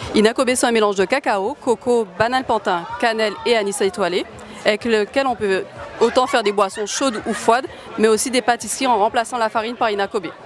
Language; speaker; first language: French; native; French